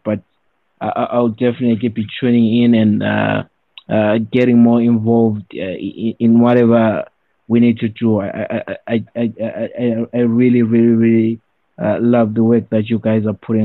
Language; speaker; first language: English; non-native, local second language; Shona